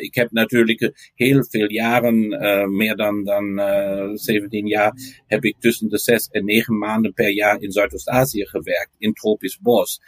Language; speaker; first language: Dutch; non-native, fluent; German